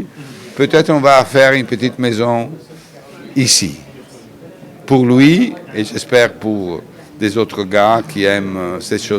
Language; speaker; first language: French; non-native, fluent; Italian